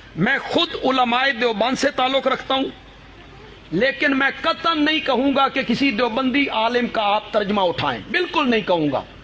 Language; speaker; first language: Urdu; non-native, local second language; Punjabi